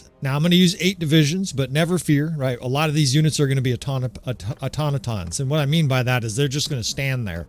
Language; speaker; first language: English; native; English